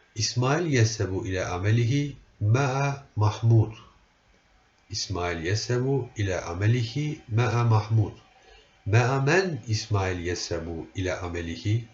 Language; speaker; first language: Arabic; non-native, fluent; Turkish